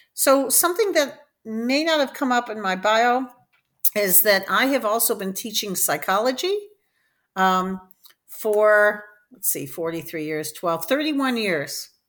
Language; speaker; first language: English; native; English